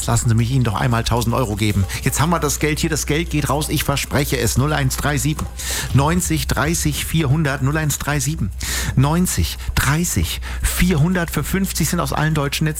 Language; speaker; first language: German; native; German